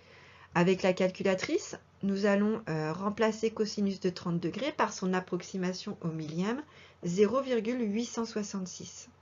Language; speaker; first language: French; native; French